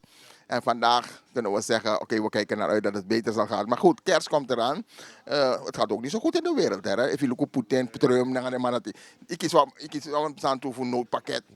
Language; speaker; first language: Dutch; native; Dutch